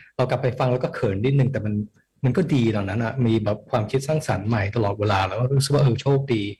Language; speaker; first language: Thai; early bilingual, heritage; Thai